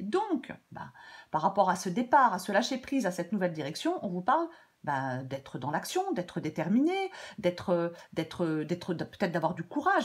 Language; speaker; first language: French; native; French